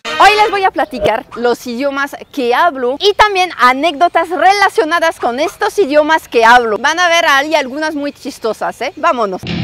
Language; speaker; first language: Spanish; non-native, fluent; French